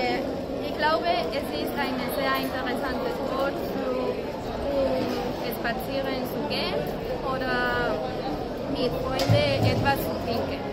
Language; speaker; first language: German; non-native, learner; Spanish